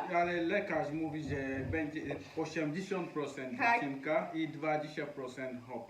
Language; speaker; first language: Polish; non-native, learner; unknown